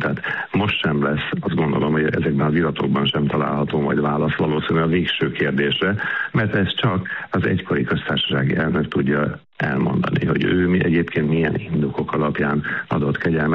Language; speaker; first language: Hungarian; native; Hungarian